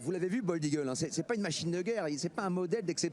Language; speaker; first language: French; native; French